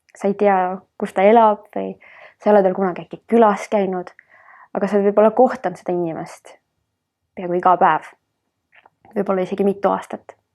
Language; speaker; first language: Estonian; early bilingual, heritage; Estonian